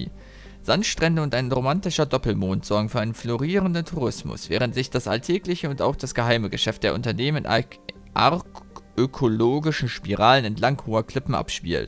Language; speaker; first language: German; native; German